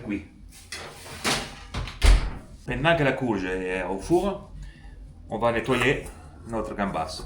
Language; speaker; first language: French; non-native, fluent; Italian